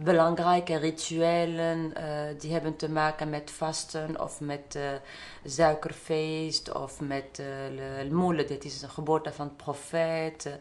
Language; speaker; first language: Dutch; non-native, fluent; Arabic